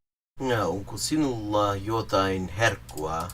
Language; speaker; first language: Finnish; non-native, learner; English